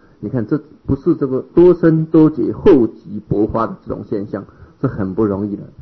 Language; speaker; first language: Chinese; native; Chinese